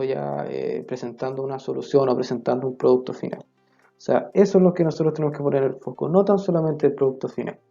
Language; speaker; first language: Spanish; native; Spanish